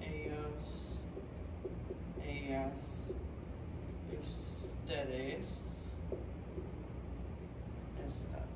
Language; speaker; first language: Spanish; non-native, fluent; English